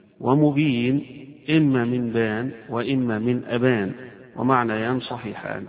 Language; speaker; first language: Arabic; native; Arabic